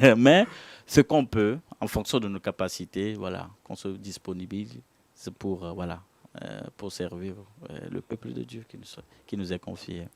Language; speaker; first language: French; non-native, local second language; Ewe